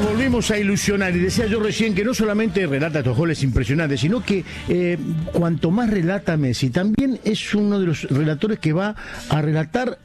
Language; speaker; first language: Spanish; native; Spanish